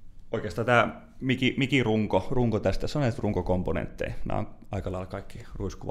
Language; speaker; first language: Finnish; native; Finnish